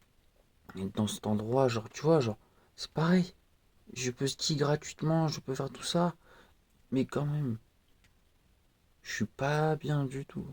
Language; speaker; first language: French; native; French